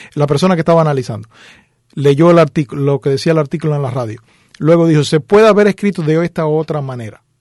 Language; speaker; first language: Spanish; native; Spanish